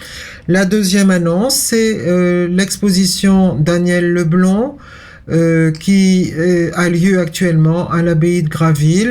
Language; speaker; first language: French; native; French